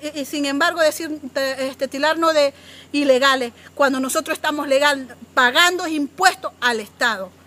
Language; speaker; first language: Spanish; non-native, local second language; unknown